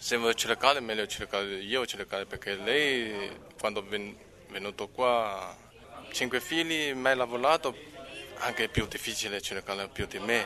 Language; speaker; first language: Italian; non-native, learner; Chinese